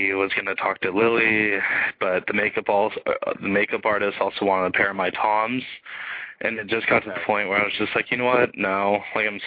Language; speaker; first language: English; native; English